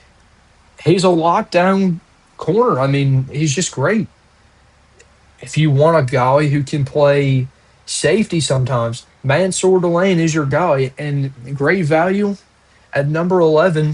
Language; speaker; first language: English; native; English